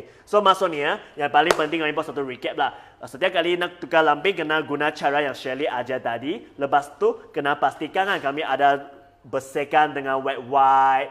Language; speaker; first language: Malay; non-native, local second language; Chinese